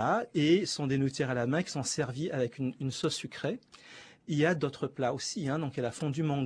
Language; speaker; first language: French; native; French